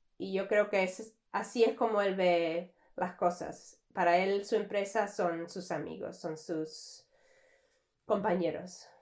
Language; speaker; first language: Spanish; early bilingual, heritage; English